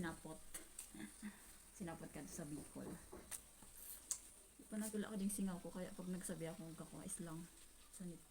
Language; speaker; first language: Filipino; non-native, local second language; Bikol